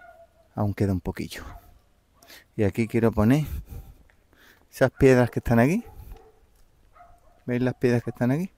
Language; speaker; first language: Spanish; native; Spanish